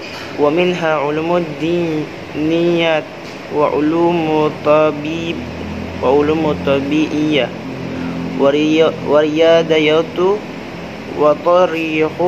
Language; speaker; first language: Arabic; non-native, learner; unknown